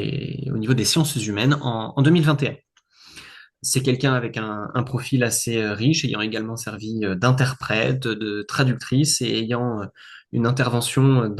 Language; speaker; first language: French; native; French